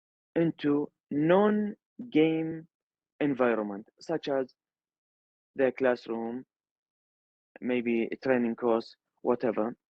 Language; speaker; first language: English; non-native, learner; Arabic